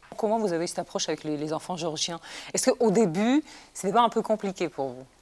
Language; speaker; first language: French; non-native, fluent; Georgian